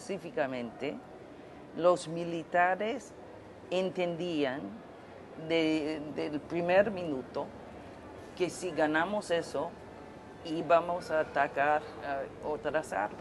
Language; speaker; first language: Spanish; non-native, fluent; English